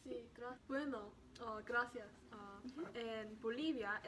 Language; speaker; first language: Spanish; non-native, learner; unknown